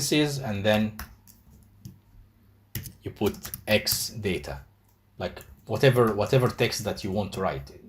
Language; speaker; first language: English; non-native, fluent; Arabic